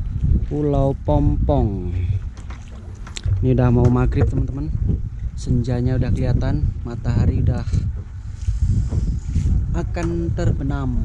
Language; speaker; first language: Malay; native; Malay